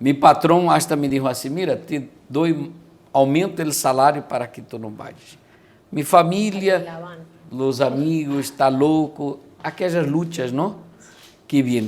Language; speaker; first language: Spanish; non-native, fluent; Portuguese